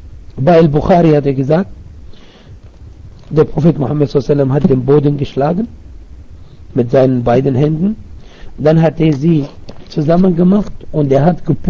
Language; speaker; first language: German; non-native, fluent; Arabic